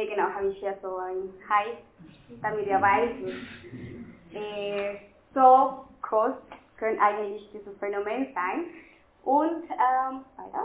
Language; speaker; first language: German; non-native, fluent; Spanish